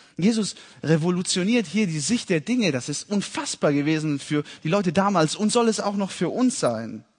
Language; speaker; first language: German; early bilingual, heritage; German